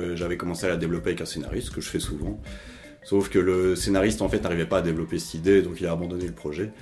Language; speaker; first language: French; native; French